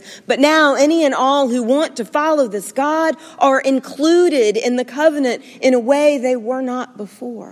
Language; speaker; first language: English; native; English